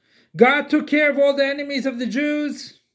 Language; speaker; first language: English; native; English